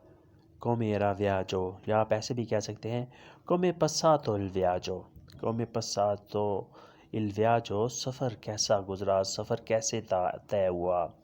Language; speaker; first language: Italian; non-native, learner; Urdu